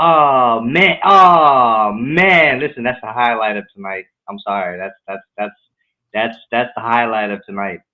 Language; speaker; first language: English; native; English